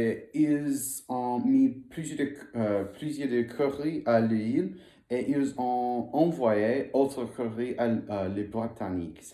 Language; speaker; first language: French; non-native, learner; English